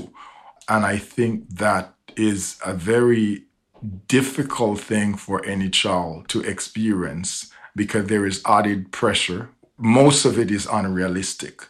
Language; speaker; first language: English; non-native, local second language; Jamaican Creole English